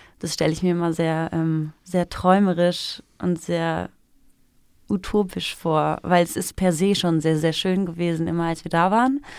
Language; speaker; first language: German; early bilingual, other home language; Persian